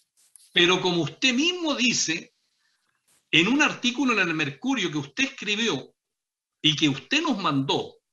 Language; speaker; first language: Spanish; native; Spanish